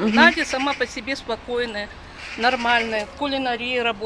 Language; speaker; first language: Russian; native; Russian